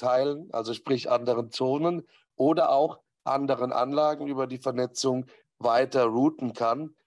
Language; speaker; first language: German; native; German